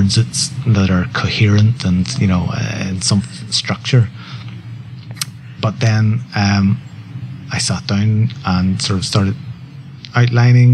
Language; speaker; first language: English; native; English